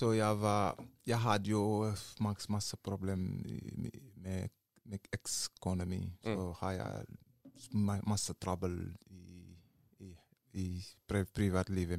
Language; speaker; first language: Norwegian; non-native, learner; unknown